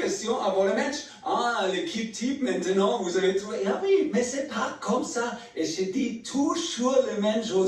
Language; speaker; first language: French; non-native, learner; German